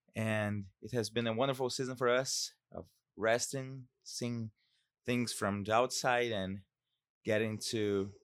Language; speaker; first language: English; non-native, fluent; Portuguese